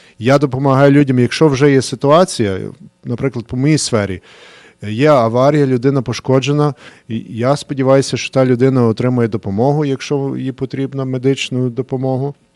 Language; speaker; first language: Ukrainian; early bilingual, heritage; Ukrainian